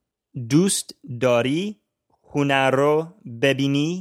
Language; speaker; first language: Persian; non-native, learner; English